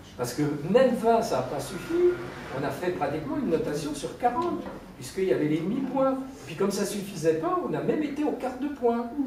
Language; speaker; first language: French; native; French